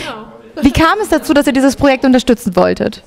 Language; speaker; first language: German; native; German